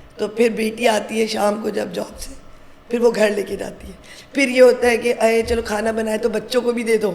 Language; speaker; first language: Urdu; native; Urdu